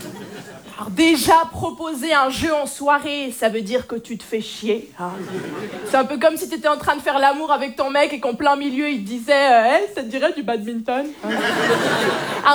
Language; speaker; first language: French; native; French